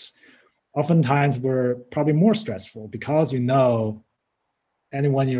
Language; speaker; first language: English; non-native, fluent; Chinese